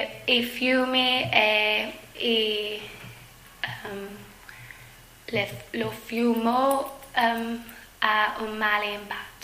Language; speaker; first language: Italian; non-native, learner; English